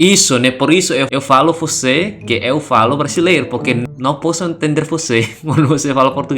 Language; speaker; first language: Portuguese; non-native, learner; Indonesian